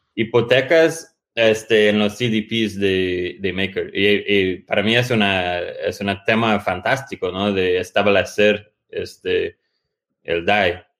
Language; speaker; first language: Spanish; non-native, fluent; English